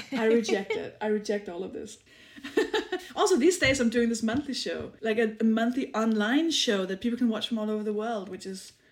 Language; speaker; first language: English; non-native, fluent; Danish